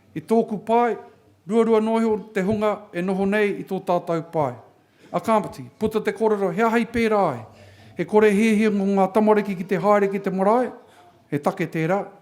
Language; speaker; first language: Māori; native; Māori